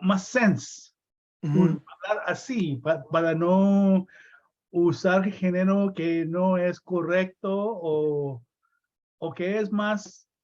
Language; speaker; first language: Spanish; early bilingual, heritage; Spanish